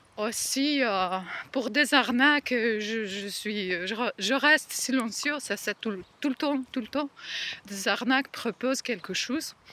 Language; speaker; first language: French; non-native, learner; Ukrainian